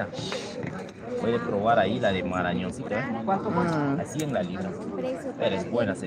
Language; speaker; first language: Spanish; native; Spanish